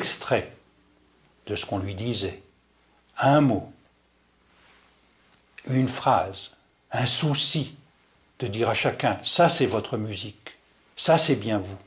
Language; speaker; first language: French; native; French